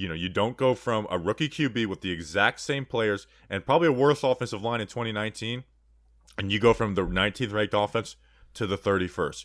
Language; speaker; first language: English; native; English